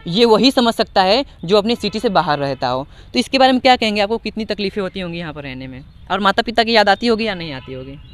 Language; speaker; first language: Hindi; native; Hindi